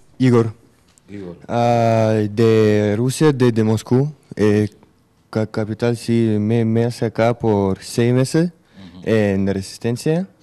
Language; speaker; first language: Spanish; non-native, learner; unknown